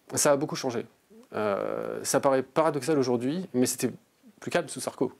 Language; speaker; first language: French; native; French